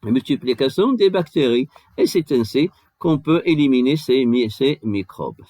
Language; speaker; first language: French; non-native, local second language; Arabic